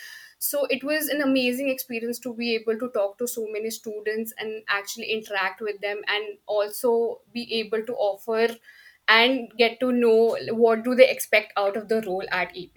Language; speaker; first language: English; non-native, local second language; Hindi